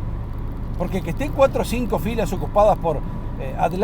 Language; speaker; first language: Spanish; native; Spanish